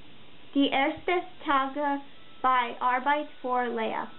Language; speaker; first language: German; non-native, learner; English